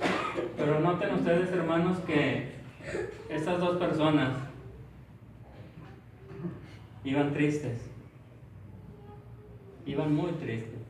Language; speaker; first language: Spanish; native; Spanish